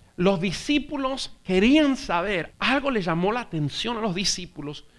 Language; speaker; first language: Spanish; native; Spanish